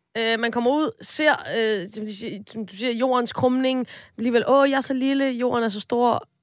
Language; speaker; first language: Danish; native; Danish